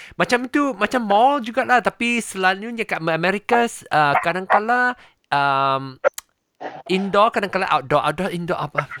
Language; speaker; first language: Malay; non-native, local second language; Min Nan Chinese